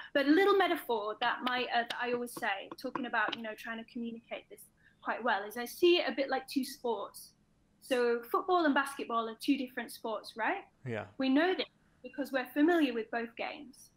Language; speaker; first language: English; native; English